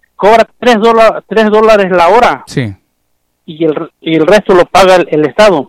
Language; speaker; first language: Spanish; non-native, local second language; Mixtepec Mixtec